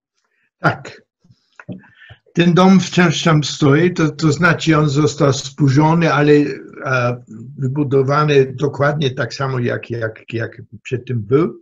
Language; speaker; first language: Polish; non-native, fluent; German